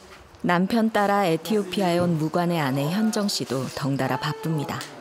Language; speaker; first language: Korean; native; Korean